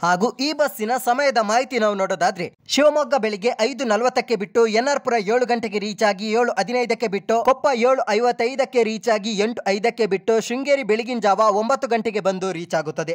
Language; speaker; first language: Kannada; native; Kannada